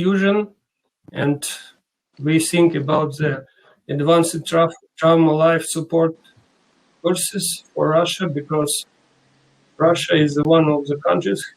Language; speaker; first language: English; non-native, learner; Russian